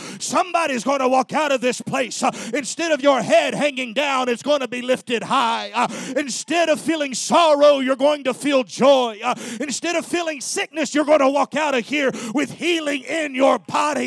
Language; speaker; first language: English; native; English